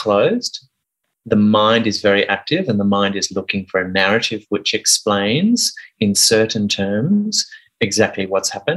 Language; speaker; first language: English; native; English